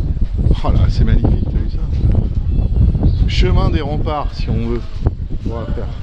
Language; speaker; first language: French; native; French